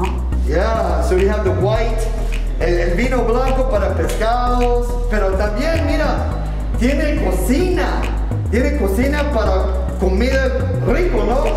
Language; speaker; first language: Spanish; non-native, learner; English